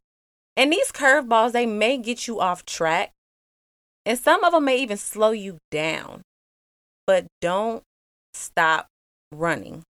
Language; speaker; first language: English; native; English